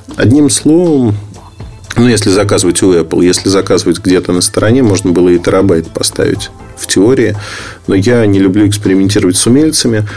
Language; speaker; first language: Russian; native; Russian